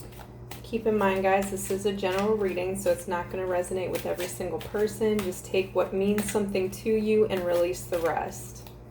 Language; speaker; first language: English; native; English